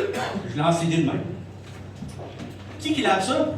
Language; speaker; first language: French; native; French